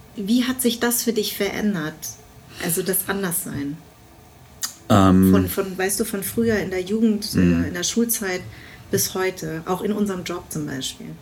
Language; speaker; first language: German; native; German